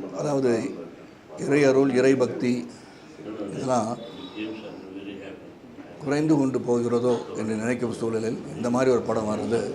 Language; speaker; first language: Tamil; native; Tamil